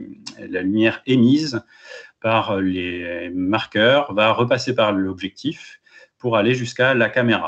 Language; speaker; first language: French; native; French